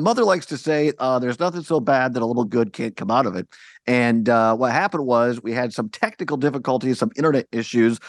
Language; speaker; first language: English; native; English